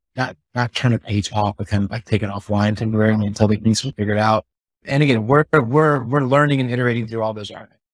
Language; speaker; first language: English; native; English